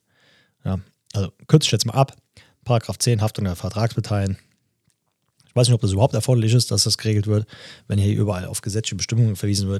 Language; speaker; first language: German; native; German